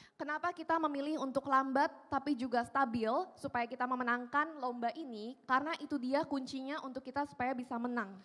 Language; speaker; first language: Indonesian; native; Indonesian